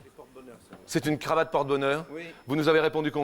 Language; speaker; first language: French; native; French